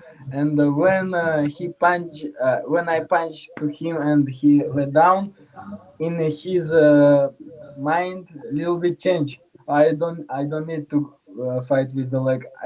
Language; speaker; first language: English; non-native, learner; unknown